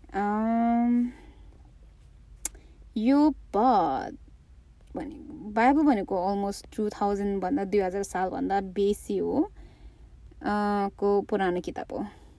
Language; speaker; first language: Nepali; early bilingual, heritage; Nepali